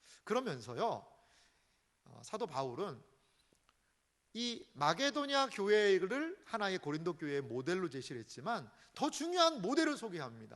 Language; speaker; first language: Korean; native; Korean